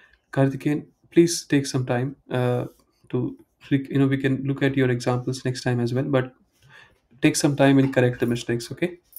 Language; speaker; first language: English; non-native, local second language; Hindi